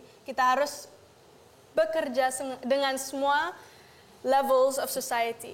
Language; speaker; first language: Indonesian; non-native, local second language; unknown